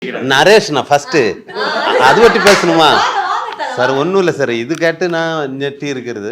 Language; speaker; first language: Tamil; non-native, learner; Malayalam